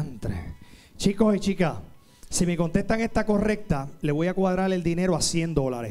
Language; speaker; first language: Spanish; native; Spanish